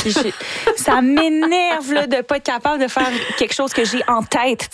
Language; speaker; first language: French; native; French